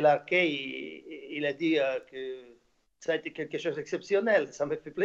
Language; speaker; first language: French; non-native, fluent; Slovak